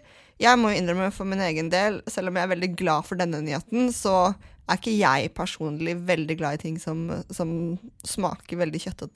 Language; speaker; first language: Norwegian; native; Norwegian